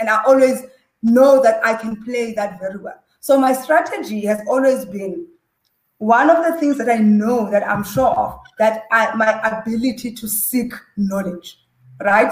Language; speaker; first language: English; non-native, local second language; Xhosa